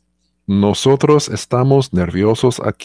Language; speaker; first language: Spanish; non-native, learner; English